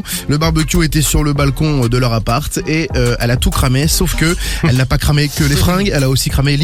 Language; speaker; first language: French; native; French